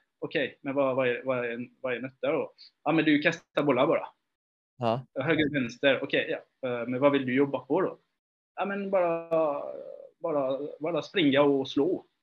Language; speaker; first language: Swedish; non-native, fluent; French